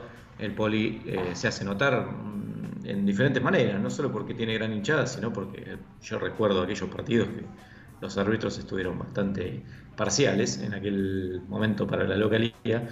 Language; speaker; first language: Spanish; native; Spanish